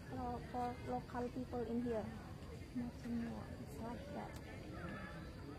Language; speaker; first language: English; non-native, learner; Javanese